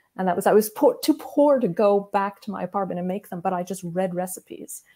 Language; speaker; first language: English; native; English